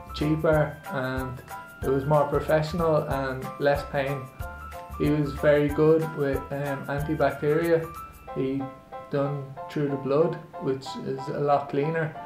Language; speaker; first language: English; native; English